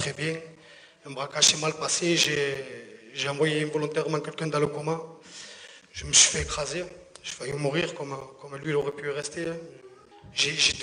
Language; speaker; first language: French; native; French